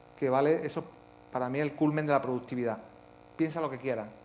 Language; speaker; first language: Spanish; native; Spanish